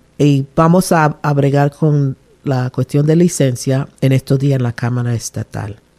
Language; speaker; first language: Spanish; native; Spanish